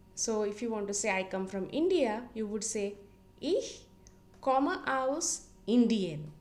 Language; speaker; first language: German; non-native, fluent; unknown